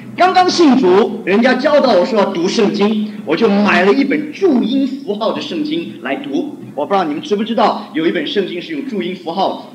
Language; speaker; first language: Chinese; non-native, local second language; Hakka Chinese